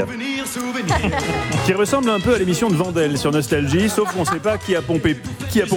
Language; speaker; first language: French; native; French